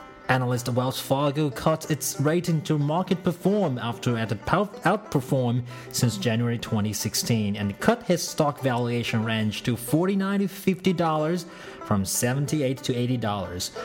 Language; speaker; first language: English; non-native, fluent; Chinese